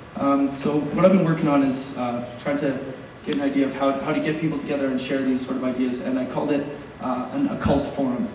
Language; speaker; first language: English; native; English